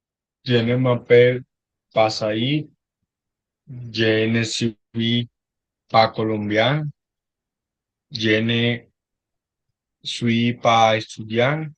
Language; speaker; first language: French; non-native, learner; Spanish